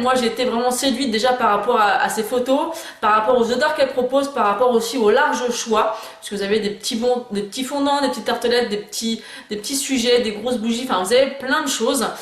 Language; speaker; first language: French; native; French